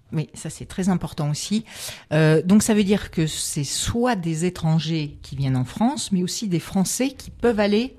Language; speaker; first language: French; native; French